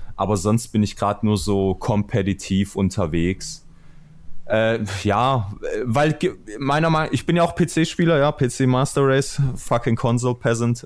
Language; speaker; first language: German; early bilingual, other home language; Albanian